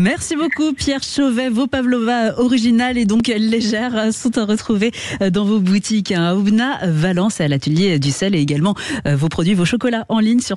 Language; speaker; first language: French; native; French